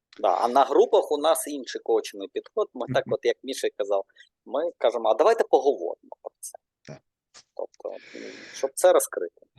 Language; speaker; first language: Ukrainian; non-native, local second language; Russian